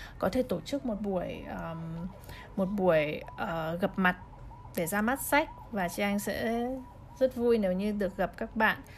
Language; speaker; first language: Vietnamese; early bilingual, heritage; Vietnamese